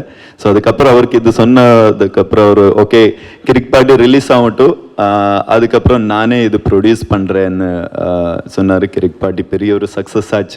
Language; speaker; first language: Tamil; non-native, learner; Kannada